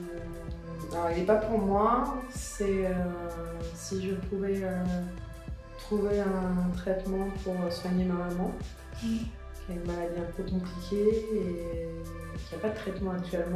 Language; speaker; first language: French; early bilingual, other home language; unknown